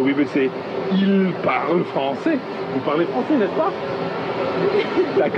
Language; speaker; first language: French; non-native, fluent; English